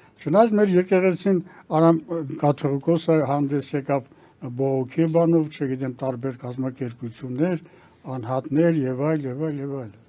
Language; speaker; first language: Armenian; native; Armenian